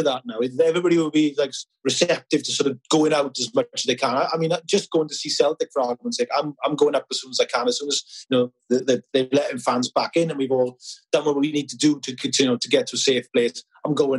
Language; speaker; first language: English; native; English